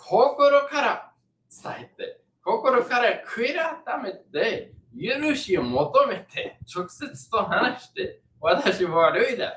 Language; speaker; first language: Japanese; non-native, learner; English